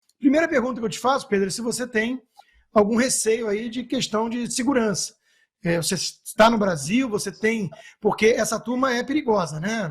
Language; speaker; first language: Portuguese; native; Portuguese